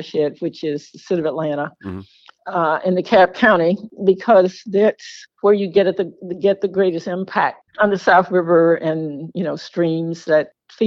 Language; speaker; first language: English; native; English